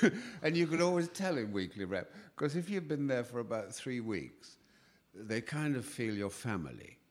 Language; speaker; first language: English; native; English